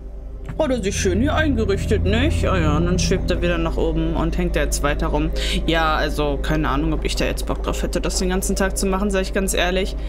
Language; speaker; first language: German; native; German